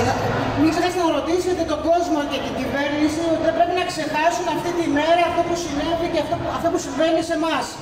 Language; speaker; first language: Greek; native; Greek